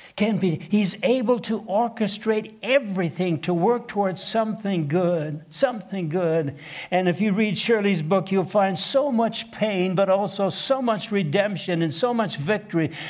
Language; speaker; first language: English; non-native, fluent; Plautdietsch